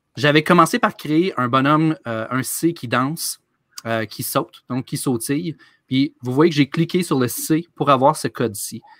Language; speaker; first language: French; native; French